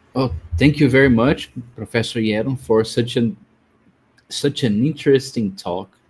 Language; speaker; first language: English; non-native, fluent; Portuguese